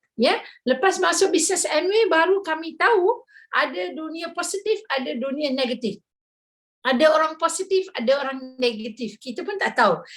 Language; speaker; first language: Malay; non-native, local second language; Tamil